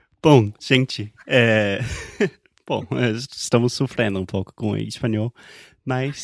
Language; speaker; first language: Portuguese; non-native, fluent; English